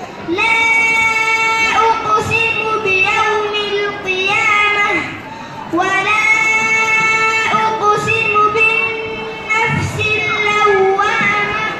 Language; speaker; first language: Arabic; non-native, learner; Oromo